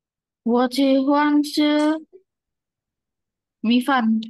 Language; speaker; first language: Chinese; non-native, learner; Indonesian